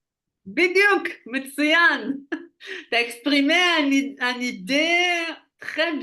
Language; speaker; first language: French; non-native, fluent; Hebrew